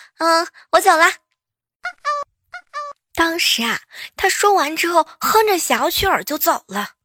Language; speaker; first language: Chinese; native; Chinese